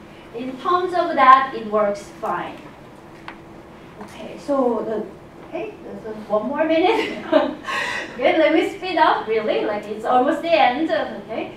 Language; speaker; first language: English; non-native, fluent; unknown